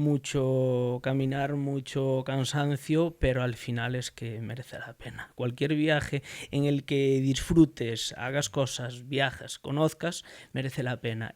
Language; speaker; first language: Spanish; native; Spanish